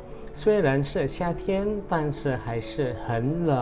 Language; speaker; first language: Chinese; non-native, fluent; Indonesian